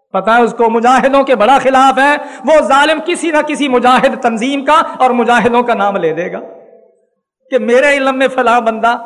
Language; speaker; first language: Urdu; non-native, local second language; Punjabi